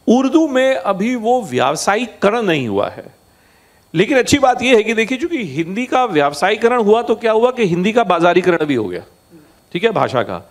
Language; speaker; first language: Hindi; native; Hindi